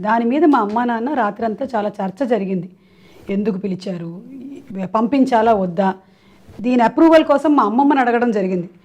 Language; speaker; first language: Telugu; non-native, local second language; Malayalam